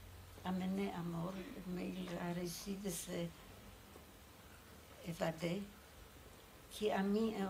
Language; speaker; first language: French; non-native, fluent; Polish